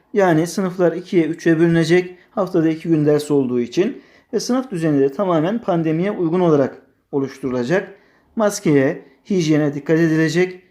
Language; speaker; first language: Turkish; native; Turkish